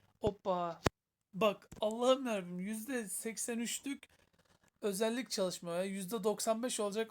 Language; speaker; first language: Turkish; native; Turkish